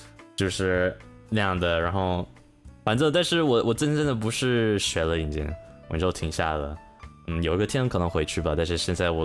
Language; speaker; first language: Chinese; non-native, learner; English